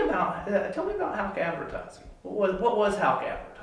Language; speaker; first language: English; native; English